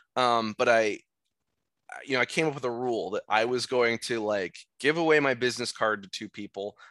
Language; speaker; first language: English; native; English